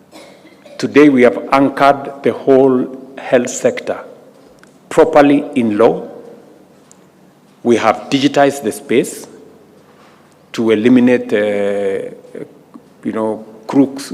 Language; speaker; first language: English; non-native, local second language; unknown